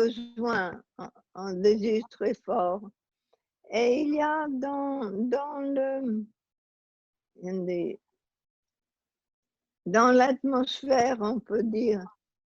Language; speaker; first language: French; non-native, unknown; Italian